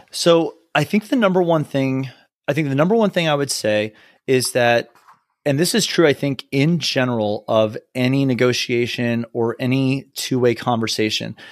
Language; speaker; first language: English; native; English